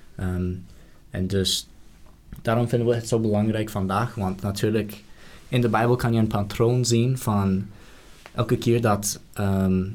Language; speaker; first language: Dutch; non-native, fluent; English